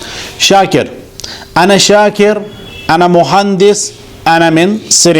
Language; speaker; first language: Arabic; non-native, fluent; Kashmiri